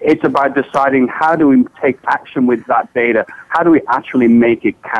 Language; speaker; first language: English; native; English